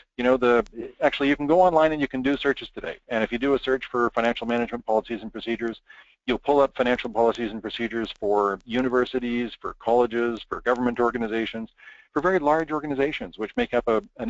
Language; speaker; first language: English; native; English